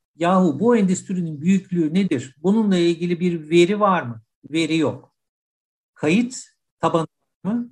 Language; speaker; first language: Turkish; native; Turkish